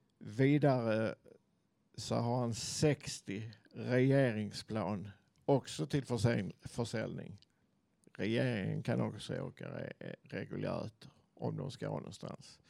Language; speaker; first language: Swedish; native; Swedish